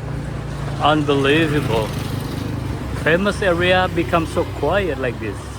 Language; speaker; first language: English; non-native, learner; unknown